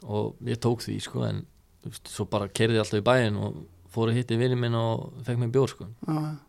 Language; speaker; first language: Icelandic; early bilingual, other home language; Serbian